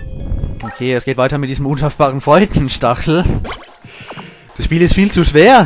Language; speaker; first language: German; native; German